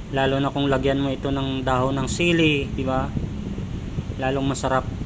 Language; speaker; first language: Filipino; non-native, local second language; Hiligaynon